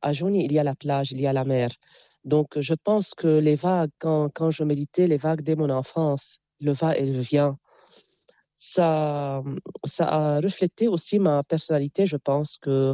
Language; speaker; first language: French; non-native, local second language; Arabic